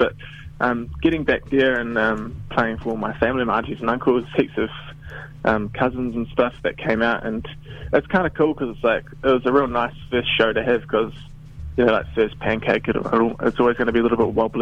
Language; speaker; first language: English; native; English